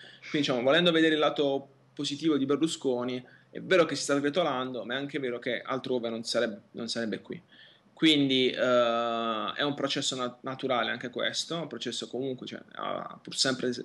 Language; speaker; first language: Italian; native; Italian